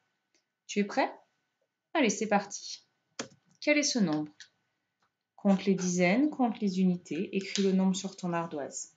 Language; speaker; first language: French; native; French